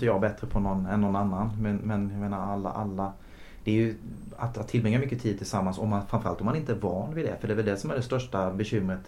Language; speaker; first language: Swedish; native; Swedish